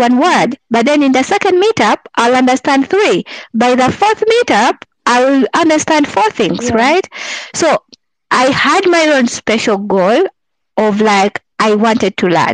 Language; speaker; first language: English; non-native, local second language; Ganda